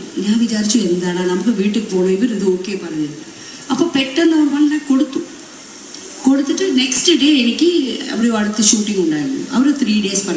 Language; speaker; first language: Malayalam; non-native, local second language; Tamil